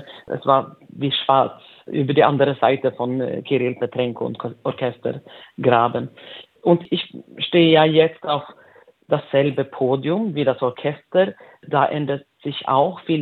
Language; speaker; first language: German; non-native, fluent; Swedish